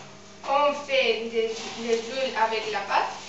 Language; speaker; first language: French; non-native, learner; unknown